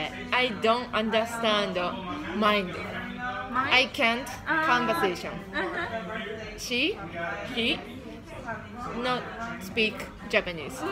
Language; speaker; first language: English; non-native, learner; Japanese